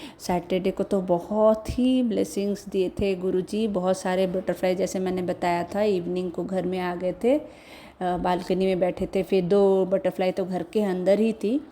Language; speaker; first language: Hindi; non-native, local second language; Odia